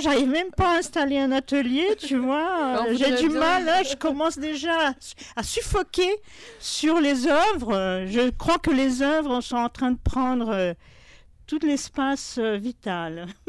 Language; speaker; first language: French; non-native, fluent; Portuguese